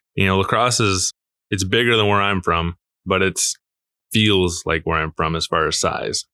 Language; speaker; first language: English; native; English